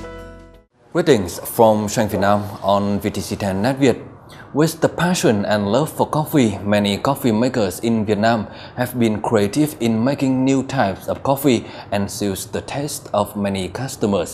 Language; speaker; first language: English; non-native, local second language; Vietnamese